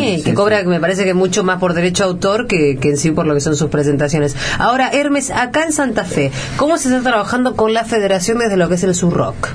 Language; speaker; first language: Spanish; native; Spanish